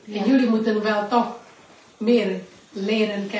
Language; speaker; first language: Dutch; non-native, learner; Indonesian